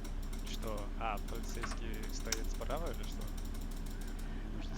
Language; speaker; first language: Russian; non-native, learner; English